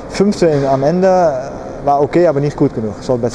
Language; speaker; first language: German; non-native, learner; Dutch